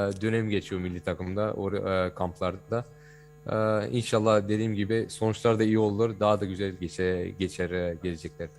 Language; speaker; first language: Turkish; early bilingual, heritage; Turkish